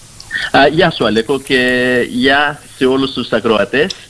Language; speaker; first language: Greek; early bilingual, heritage; Greek